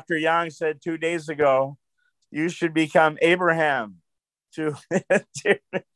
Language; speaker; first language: English; native; English